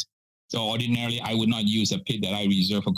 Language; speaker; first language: English; non-native, local second language; Min Nan Chinese